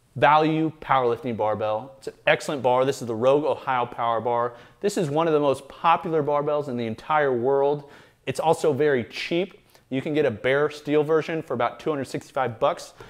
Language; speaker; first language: English; native; English